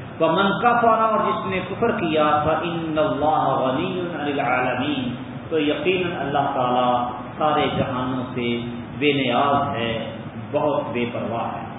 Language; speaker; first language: Urdu; non-native, local second language; Punjabi